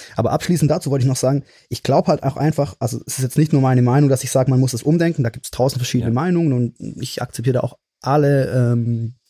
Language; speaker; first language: German; native; German